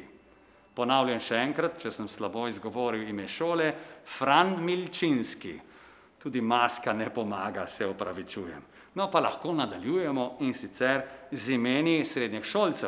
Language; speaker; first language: Slovenian; native; Slovenian